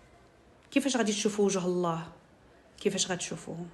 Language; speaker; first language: Arabic; native; Arabic